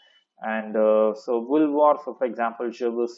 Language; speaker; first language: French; non-native, fluent; Tamil